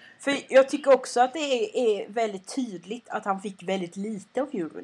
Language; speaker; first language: Swedish; native; Swedish